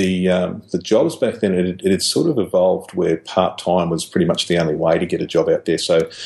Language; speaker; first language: English; native; English